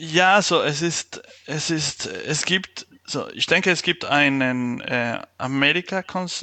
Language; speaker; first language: German; non-native, fluent; Spanish